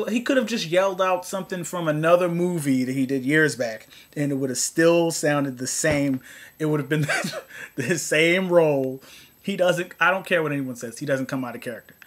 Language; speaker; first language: English; native; English